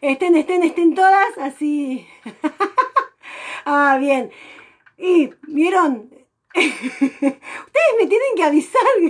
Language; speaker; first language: Spanish; native; Spanish